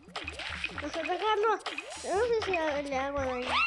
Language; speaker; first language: Spanish; early bilingual, heritage; Spanish